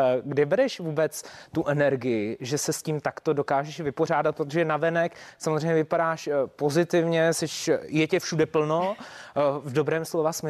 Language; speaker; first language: Czech; native; Czech